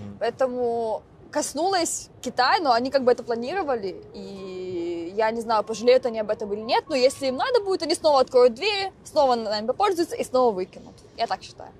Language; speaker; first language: Russian; native; Russian